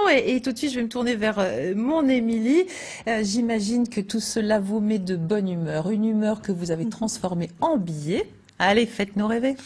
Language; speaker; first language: French; native; French